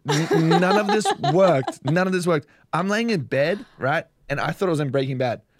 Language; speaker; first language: English; native; English